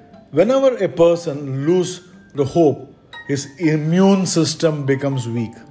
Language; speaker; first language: English; non-native, local second language; Malayalam